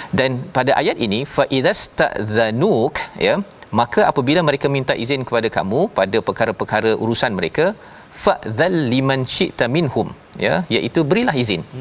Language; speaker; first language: Malay; native; Malay